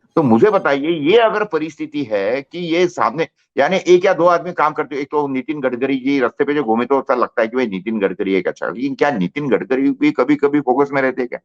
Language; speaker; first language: Hindi; non-native, local second language; Marathi